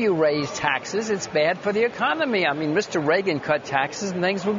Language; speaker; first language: English; native; English